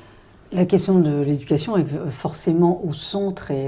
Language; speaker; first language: French; native; French